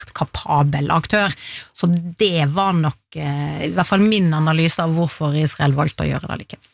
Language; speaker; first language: Norwegian; native; Norwegian